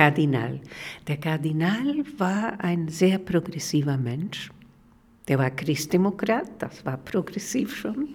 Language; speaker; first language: German; non-native, fluent; Spanish